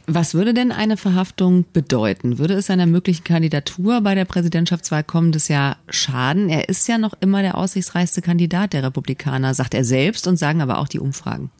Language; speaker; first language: German; native; German